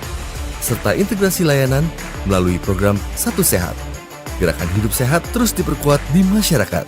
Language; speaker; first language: Indonesian; native; Indonesian